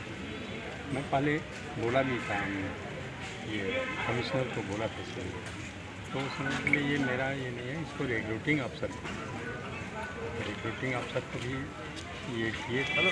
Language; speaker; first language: Hindi; non-native, local second language; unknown